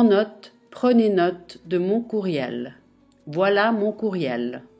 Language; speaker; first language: French; non-native, fluent; Italian